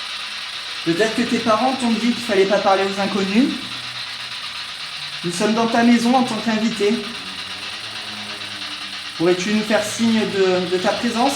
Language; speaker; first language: French; native; French